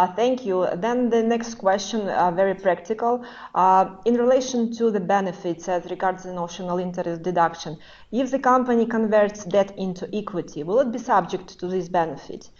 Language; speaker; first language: English; non-native, fluent; Russian